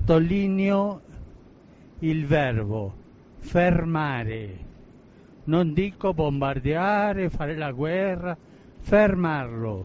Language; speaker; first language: Italian; non-native, fluent; Spanish